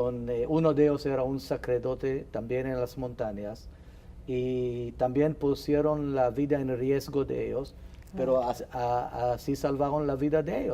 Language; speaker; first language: Spanish; non-native, fluent; Hebrew